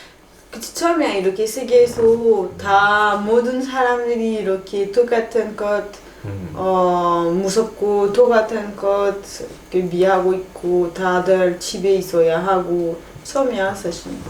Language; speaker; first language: Korean; non-native, fluent; French